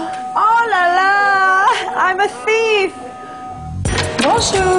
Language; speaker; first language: French; non-native, learner; Swedish